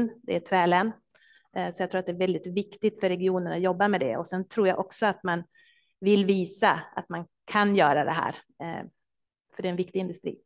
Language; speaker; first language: Swedish; native; Swedish